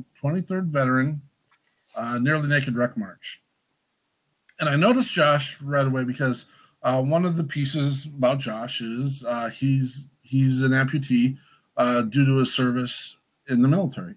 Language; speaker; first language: English; native; English